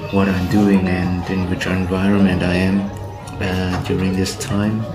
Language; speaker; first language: English; non-native, fluent; German